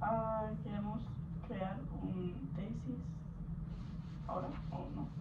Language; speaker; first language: Spanish; non-native, learner; English